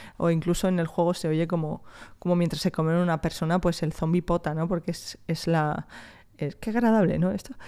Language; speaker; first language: Spanish; early bilingual, other home language; French